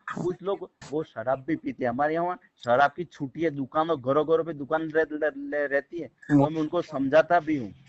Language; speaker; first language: Hindi; native; Hindi